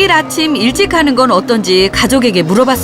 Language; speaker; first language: Korean; native; Korean